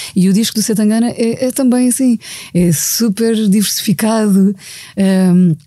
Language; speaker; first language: Portuguese; native; Portuguese